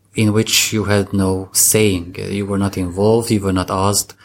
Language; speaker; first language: English; non-native, fluent; Hungarian